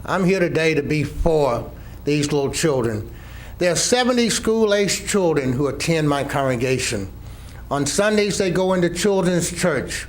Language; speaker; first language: English; native; English